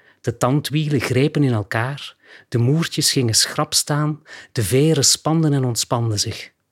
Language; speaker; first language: Dutch; native; Dutch